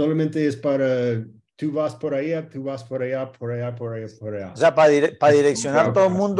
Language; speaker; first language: Spanish; early bilingual, heritage; Spanish